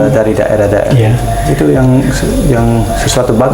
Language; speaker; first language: Indonesian; non-native, fluent; Dutch